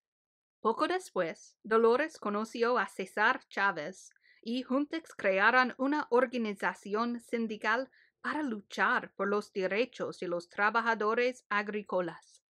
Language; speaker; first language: Spanish; early bilingual, heritage; Spanish